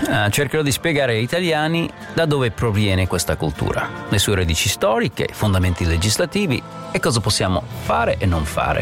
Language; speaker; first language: Italian; non-native, fluent; English